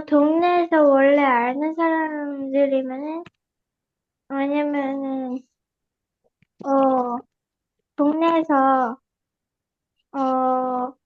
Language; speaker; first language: Korean; early bilingual, heritage; Korean